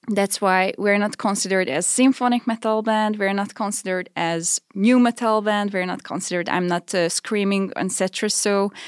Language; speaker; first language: English; non-native, fluent; Hungarian